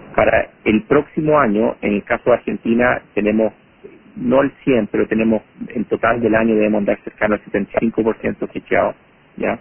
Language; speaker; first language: Spanish; native; Spanish